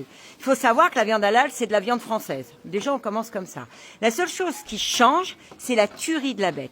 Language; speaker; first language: French; native; French